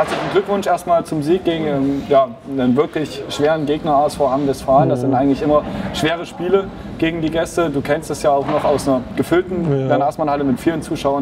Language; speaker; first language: German; native; German